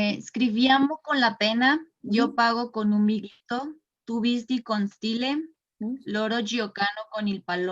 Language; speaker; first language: Italian; non-native, learner; Spanish